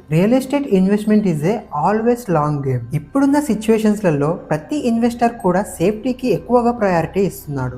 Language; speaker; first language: Telugu; native; Telugu